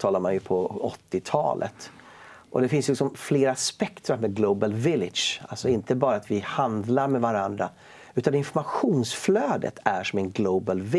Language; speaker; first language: Swedish; native; Swedish